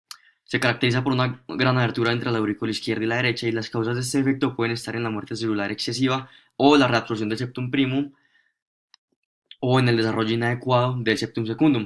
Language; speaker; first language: Spanish; native; Spanish